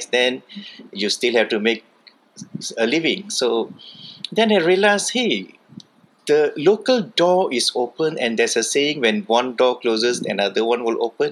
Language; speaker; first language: English; non-native, local second language; Tamil